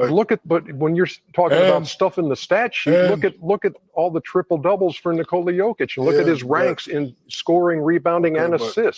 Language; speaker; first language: English; native; English